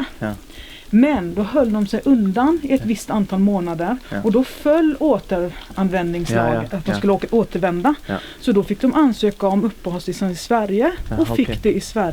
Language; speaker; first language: Swedish; native; Swedish